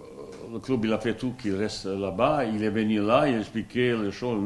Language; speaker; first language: French; non-native, fluent; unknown